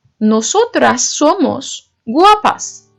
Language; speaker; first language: Spanish; non-native, learner; Turkish